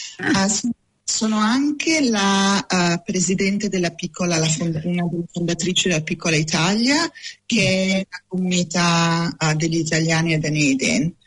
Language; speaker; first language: Italian; native; Italian